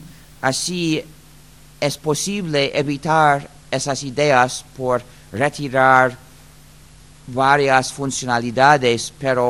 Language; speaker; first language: Spanish; non-native, fluent; English